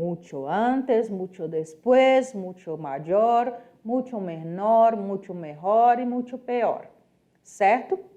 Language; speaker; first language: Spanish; non-native, fluent; Portuguese